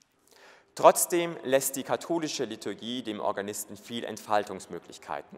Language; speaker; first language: German; native; German